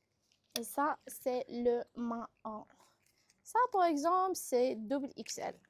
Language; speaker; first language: French; non-native, local second language; Arabic